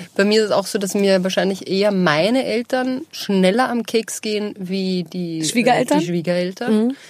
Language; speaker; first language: German; native; German